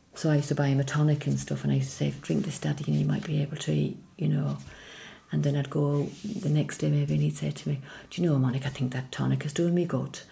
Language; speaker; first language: English; early bilingual, other home language; Irish